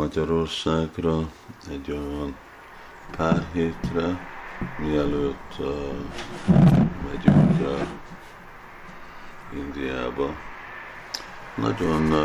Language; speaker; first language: Hungarian; early bilingual, heritage; Hungarian